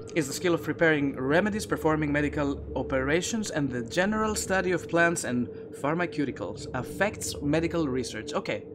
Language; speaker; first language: English; non-native, fluent; Greek